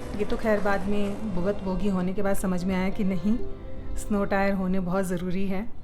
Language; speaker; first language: Hindi; native; Hindi